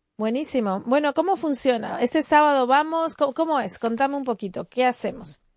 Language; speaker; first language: Spanish; native; Spanish